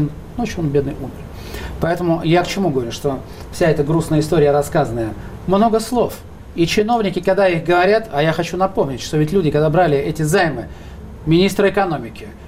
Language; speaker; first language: Russian; native; Russian